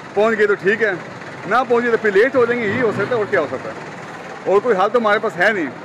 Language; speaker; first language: Urdu; non-native, local second language; Punjabi